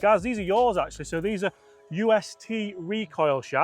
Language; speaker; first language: English; native; English